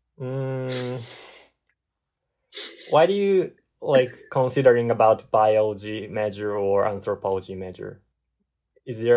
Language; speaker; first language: English; non-native, learner; Japanese